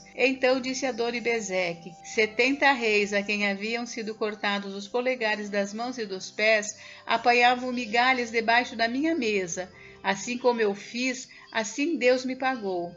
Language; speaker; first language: Portuguese; native; Portuguese